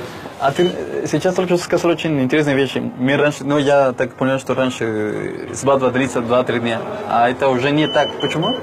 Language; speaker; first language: Russian; non-native, learner; Spanish